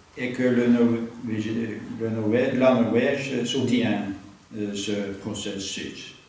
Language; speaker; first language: French; non-native, fluent; Norwegian